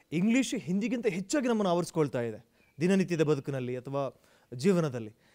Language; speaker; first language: Kannada; non-native, local second language; Kodava